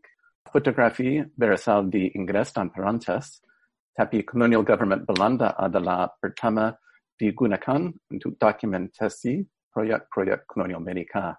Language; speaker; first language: Indonesian; non-native, fluent; English